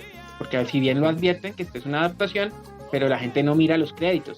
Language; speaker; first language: Spanish; native; Spanish